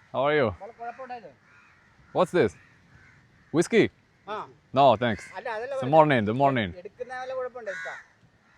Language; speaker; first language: English; non-native, learner; French